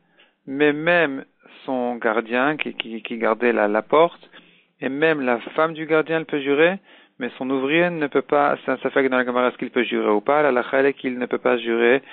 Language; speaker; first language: French; native; French